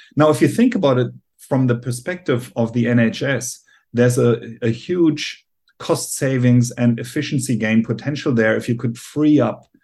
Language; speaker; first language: English; non-native, fluent; German